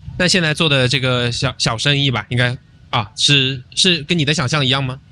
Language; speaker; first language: Chinese; native; Chinese